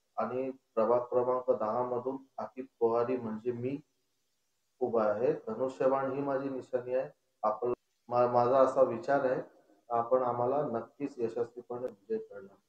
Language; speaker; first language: Marathi; non-native, local second language; Konkani